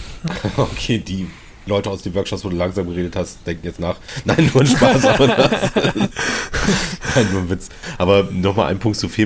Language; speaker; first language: German; native; German